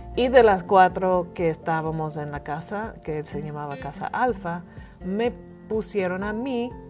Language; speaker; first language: Spanish; non-native, fluent; English